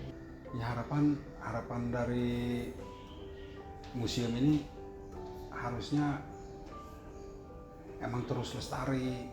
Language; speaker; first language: Indonesian; native; Indonesian